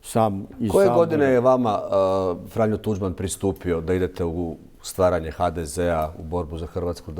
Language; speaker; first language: Croatian; native; Croatian